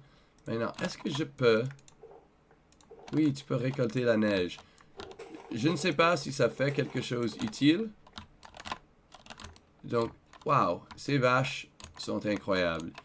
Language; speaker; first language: French; non-native, learner; English